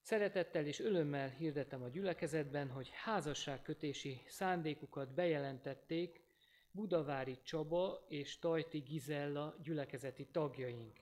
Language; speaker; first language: Hungarian; native; Hungarian